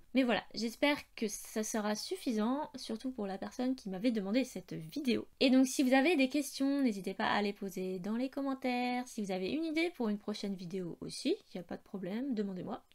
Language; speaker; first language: French; native; French